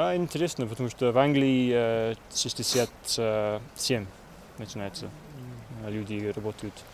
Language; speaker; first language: Russian; non-native, learner; English